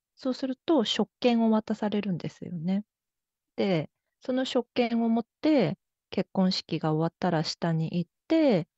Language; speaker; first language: Japanese; early bilingual, other home language; Korean